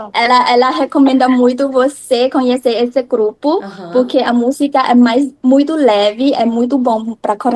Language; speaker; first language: Portuguese; non-native, learner; Thai